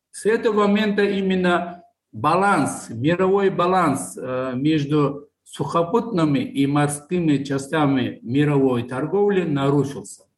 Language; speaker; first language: Russian; non-native, local second language; Tajik